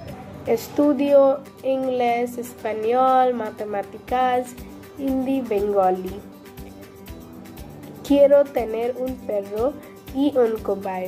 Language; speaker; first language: Spanish; non-native, learner; Bangla